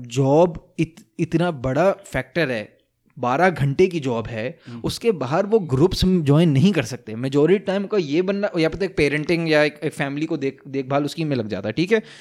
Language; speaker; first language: Urdu; native; Urdu